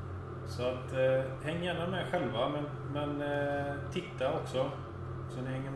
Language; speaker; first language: Swedish; native; Swedish